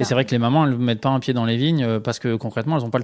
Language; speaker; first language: French; native; French